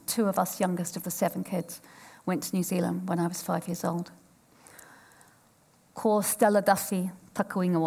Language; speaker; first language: English; native; English